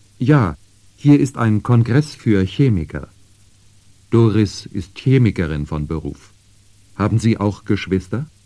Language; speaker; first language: German; native; German